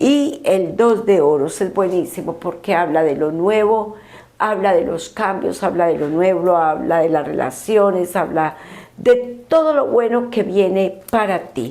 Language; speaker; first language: Spanish; native; Spanish